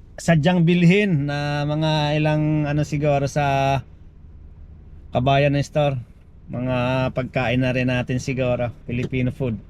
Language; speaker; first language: Filipino; non-native, local second language; Waray